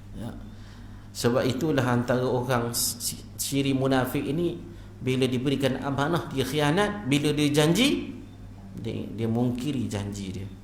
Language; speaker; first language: Malay; native; Malay